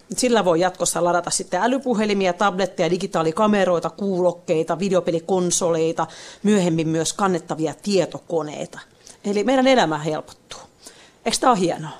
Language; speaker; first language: Finnish; native; Finnish